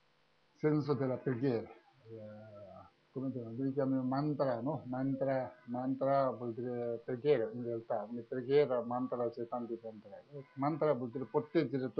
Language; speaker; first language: Italian; non-native, learner; Tibetan